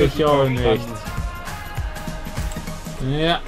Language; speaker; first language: German; native; German